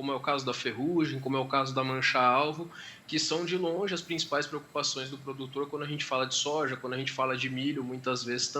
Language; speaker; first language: Portuguese; native; Portuguese